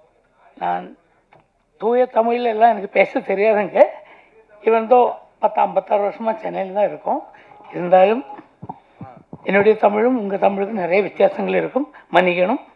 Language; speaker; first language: Tamil; non-native, local second language; Malayalam